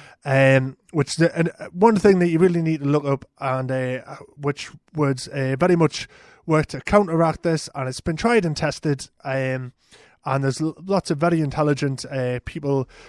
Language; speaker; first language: English; native; English